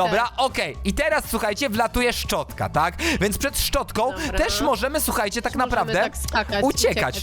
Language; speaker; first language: Polish; native; Polish